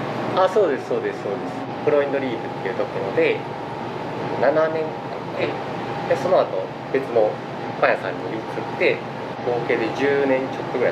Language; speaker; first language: Japanese; native; Japanese